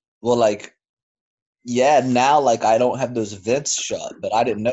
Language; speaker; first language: English; native; English